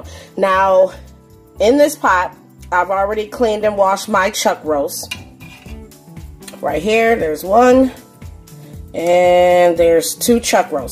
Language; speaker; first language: English; native; English